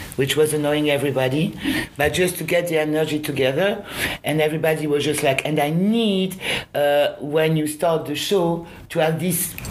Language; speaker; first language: English; non-native, fluent; French